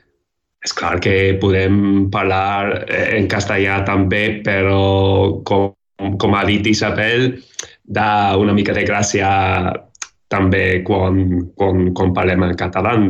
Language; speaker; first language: Catalan; non-native, fluent; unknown